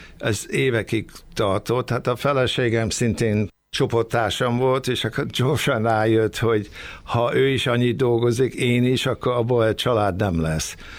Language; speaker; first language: Hungarian; early bilingual, heritage; Hungarian